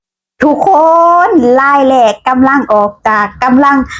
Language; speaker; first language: Thai; non-native, local second language; Lao